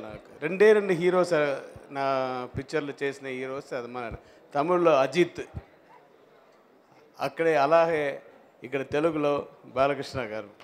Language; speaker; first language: Telugu; non-native, fluent; Tamil